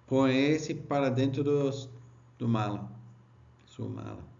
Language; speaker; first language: Portuguese; non-native, learner; English